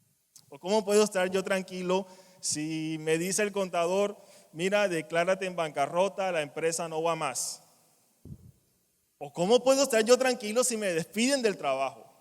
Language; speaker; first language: Spanish; native; Spanish